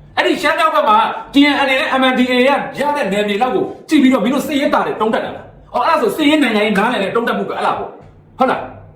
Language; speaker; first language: Burmese; native; Burmese